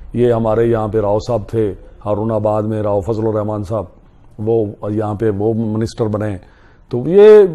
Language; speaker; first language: Urdu; non-native, local second language; Punjabi